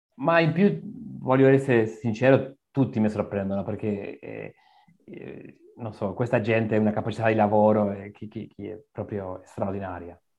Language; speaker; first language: Italian; non-native, learner; Spanish